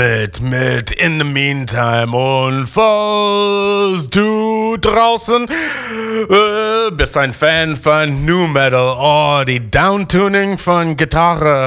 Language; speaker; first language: German; non-native, learner; English